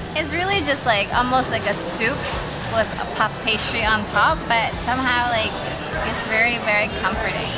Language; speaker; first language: English; native; English